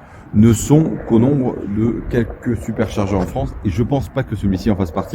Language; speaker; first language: French; native; French